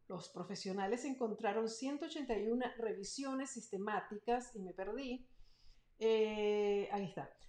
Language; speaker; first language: Spanish; native; Spanish